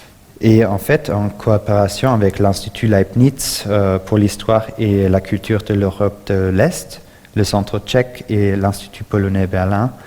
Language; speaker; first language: French; non-native, fluent; German